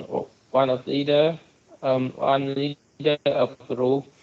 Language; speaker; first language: English; non-native, learner; Vietnamese